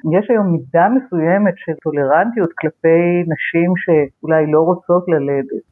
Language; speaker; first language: Hebrew; native; Hebrew